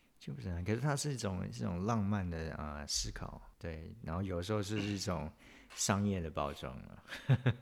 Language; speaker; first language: Chinese; native; Chinese